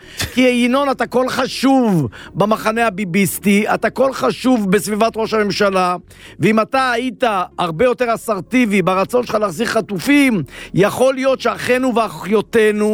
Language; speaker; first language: Hebrew; native; Hebrew